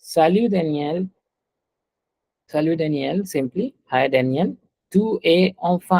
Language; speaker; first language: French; non-native, fluent; Hindi